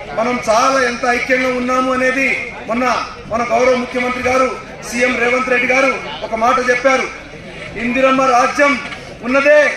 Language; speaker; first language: Telugu; non-native, local second language; Lambadi